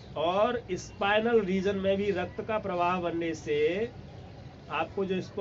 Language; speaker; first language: Hindi; native; Hindi